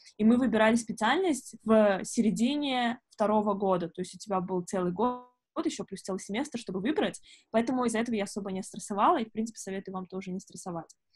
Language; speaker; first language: Russian; native; Russian